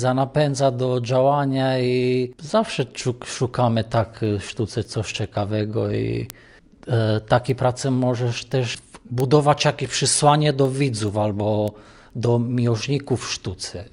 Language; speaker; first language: Polish; non-native, fluent; Romanian